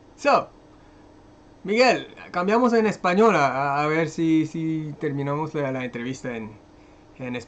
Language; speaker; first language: Spanish; non-native, fluent; French